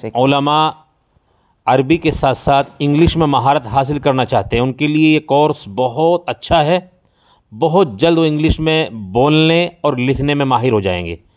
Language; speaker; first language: Urdu; native; Urdu